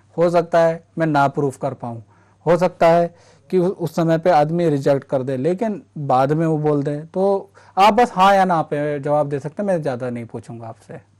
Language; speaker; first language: Hindi; native; Hindi